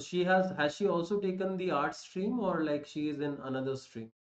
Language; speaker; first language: English; non-native, local second language; Hindi